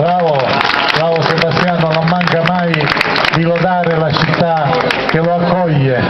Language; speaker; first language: Italian; native; Italian